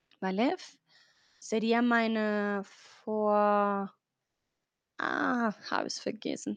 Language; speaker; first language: German; non-native, fluent; Spanish